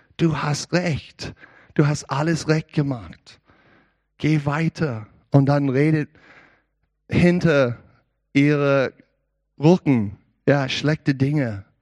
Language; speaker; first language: German; non-native, learner; English